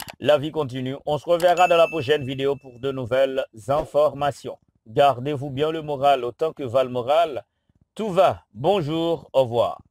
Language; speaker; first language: French; non-native, local second language; Haitian Creole